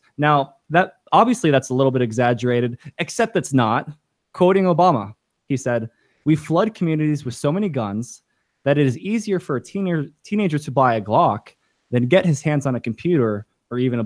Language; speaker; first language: English; native; English